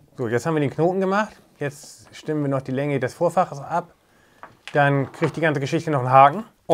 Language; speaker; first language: German; native; German